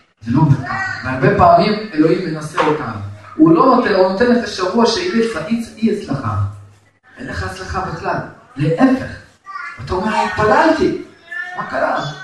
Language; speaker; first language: Hebrew; non-native, fluent; Russian